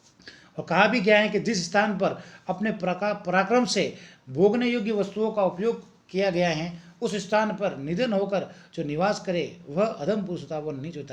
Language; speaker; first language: Hindi; native; Hindi